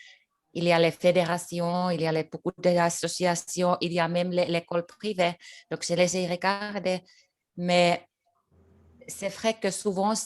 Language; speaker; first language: French; non-native, learner; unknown